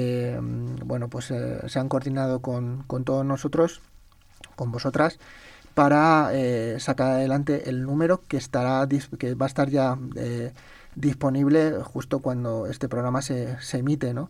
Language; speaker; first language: Spanish; native; Spanish